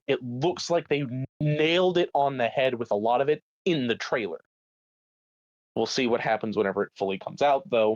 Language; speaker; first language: English; native; English